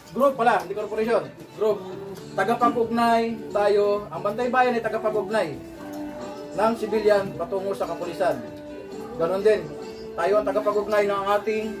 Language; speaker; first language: Filipino; native; Filipino